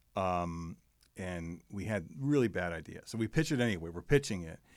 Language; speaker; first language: English; native; English